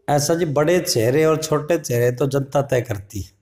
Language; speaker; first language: Hindi; native; Hindi